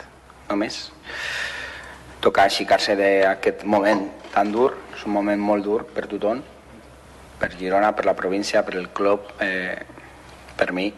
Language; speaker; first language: Catalan; non-native, fluent; Spanish